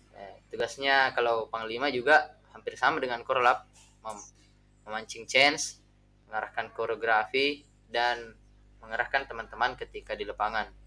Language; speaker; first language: Indonesian; native; Indonesian